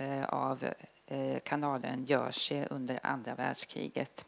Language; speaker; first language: Swedish; native; Swedish